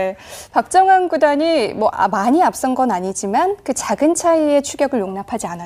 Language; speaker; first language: Korean; native; Korean